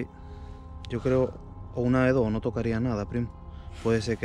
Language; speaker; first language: Spanish; native; Spanish